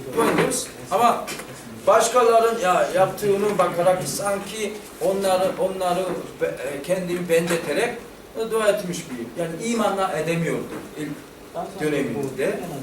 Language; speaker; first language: Turkish; non-native, fluent; Korean